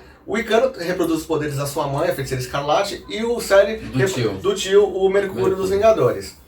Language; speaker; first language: Portuguese; native; Portuguese